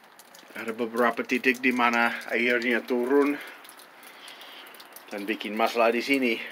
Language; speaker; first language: Indonesian; non-native, fluent; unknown